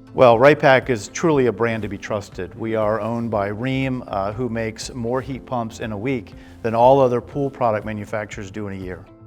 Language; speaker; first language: English; native; English